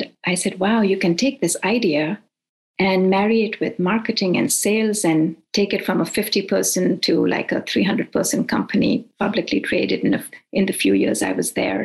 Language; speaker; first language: English; non-native, local second language; Hindi